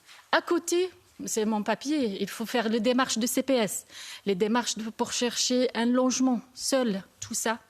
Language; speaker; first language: French; non-native, learner; Arabic